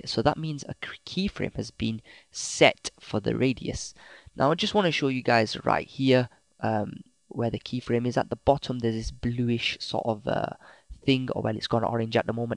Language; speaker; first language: English; native; English